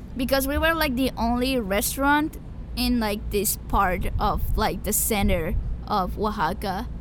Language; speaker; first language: English; early bilingual, other home language; Spanish